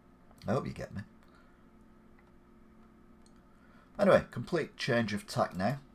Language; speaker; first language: English; native; English